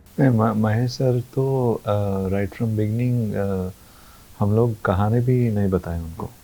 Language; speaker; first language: Hindi; non-native, local second language; Telugu